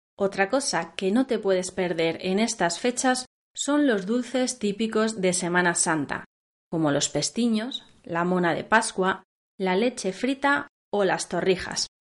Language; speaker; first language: Spanish; native; Spanish